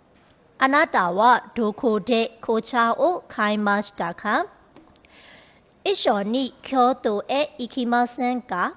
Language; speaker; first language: Japanese; non-native, fluent; Burmese